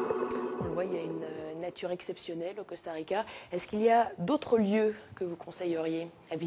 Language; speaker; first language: French; native; French